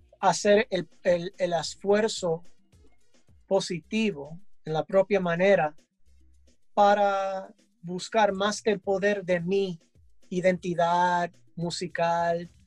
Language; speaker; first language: Spanish; early bilingual, heritage; English